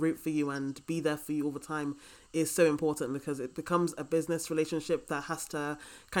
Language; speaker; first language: English; native; English